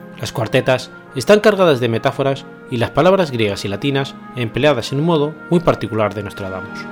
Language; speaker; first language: Spanish; native; Spanish